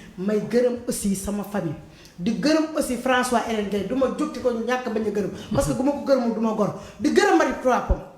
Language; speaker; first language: Wolof; non-native, local second language; Fula